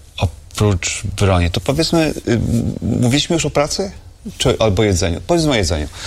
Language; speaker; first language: Polish; native; Polish